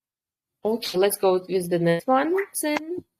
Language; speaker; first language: English; non-native, fluent; Kyrgyz